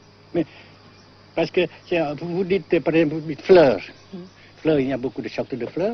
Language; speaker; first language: French; non-native, fluent; Vietnamese